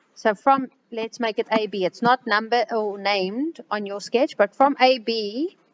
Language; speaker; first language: English; non-native, local second language; Afrikaans